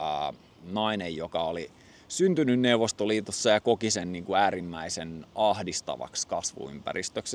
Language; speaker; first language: Finnish; native; Finnish